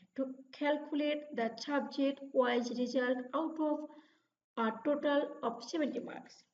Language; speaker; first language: English; non-native, local second language; Bangla